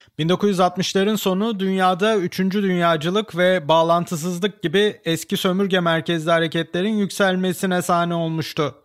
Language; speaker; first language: Turkish; native; Turkish